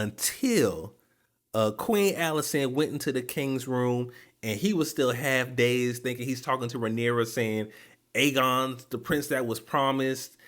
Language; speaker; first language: English; native; English